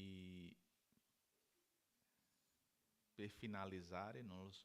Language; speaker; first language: Italian; non-native, learner; Portuguese